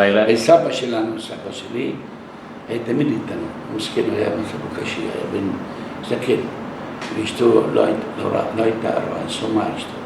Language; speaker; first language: Hebrew; non-native, local second language; Arabic